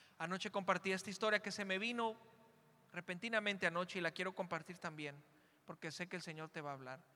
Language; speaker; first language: Spanish; early bilingual, heritage; Spanish